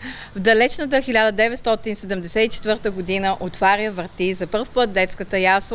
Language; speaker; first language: Bulgarian; native; Bulgarian